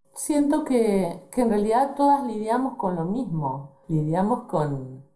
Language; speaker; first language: Spanish; native; Spanish